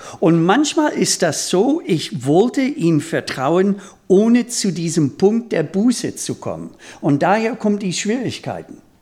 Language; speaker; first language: German; non-native, fluent; English